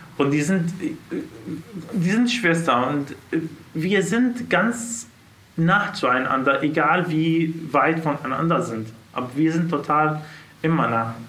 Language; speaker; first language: German; non-native, fluent; Arabic